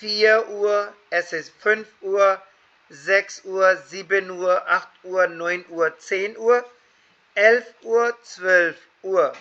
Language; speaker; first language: German; non-native, fluent; Hindi